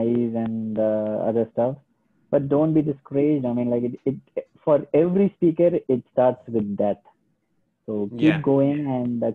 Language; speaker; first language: English; non-native, local second language; Tamil